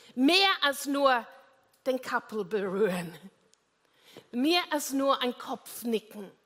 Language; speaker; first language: German; non-native, fluent; English